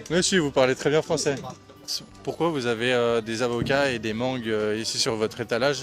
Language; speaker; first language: French; native; French